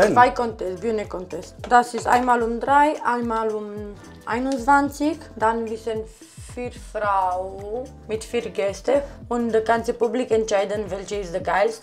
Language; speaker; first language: German; non-native, learner; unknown